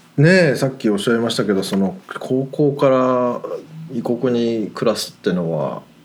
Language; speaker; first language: Japanese; native; Japanese